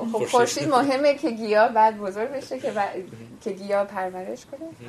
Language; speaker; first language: Persian; early bilingual, heritage; Persian